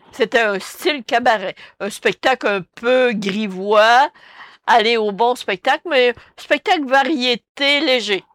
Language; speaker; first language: French; native; French